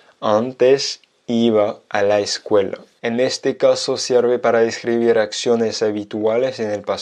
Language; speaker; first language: Spanish; non-native, fluent; French